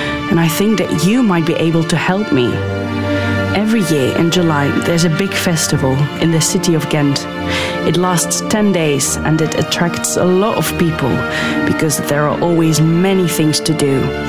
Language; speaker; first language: English; non-native, fluent; Dutch